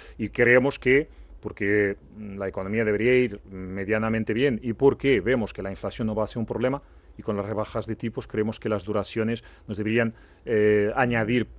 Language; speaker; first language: Spanish; non-native, fluent; Portuguese